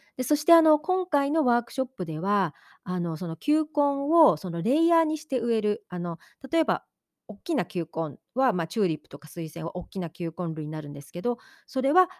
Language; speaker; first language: Japanese; native; Japanese